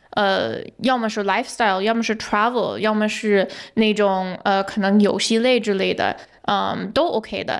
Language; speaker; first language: Chinese; non-native, fluent; English